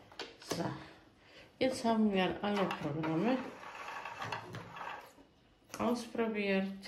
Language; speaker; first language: German; non-native, fluent; Croatian